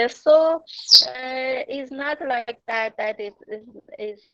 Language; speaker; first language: English; non-native, learner; Persian